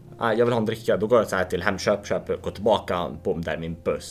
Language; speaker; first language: Swedish; early bilingual, other home language; Lithuanian